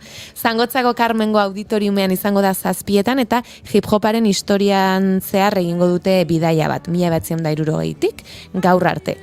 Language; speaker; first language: Basque; native; Basque